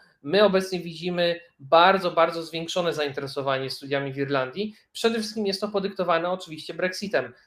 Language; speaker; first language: Polish; native; Polish